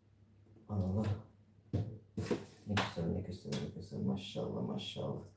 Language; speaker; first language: Turkish; non-native, learner; Filipino